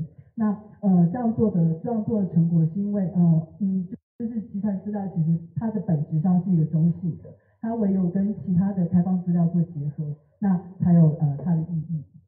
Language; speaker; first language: Chinese; native; Chinese